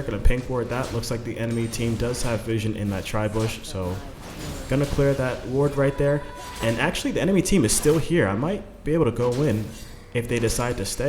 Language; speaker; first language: English; native; English